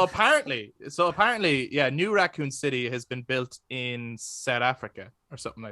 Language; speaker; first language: English; native; English